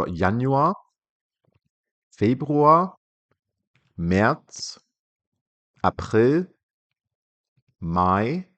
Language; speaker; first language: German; non-native, fluent; English